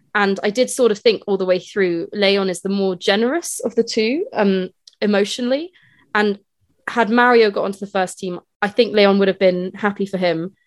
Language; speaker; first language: English; native; English